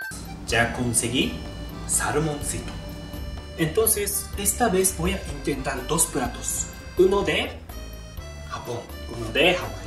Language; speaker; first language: Spanish; non-native, fluent; Japanese